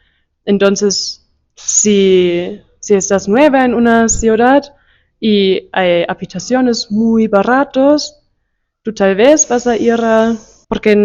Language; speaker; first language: Spanish; non-native, fluent; German